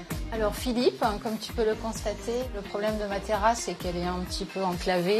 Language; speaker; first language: French; native; French